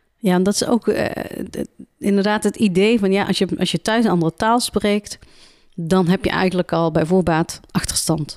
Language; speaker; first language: Dutch; early bilingual, other home language; Central Atlas Tamazight